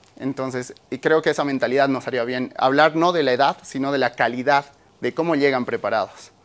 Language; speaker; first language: Spanish; native; Spanish